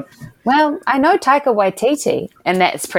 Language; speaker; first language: English; native; English